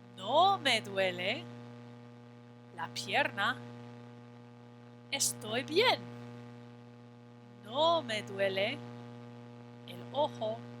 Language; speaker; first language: Spanish; non-native, fluent; English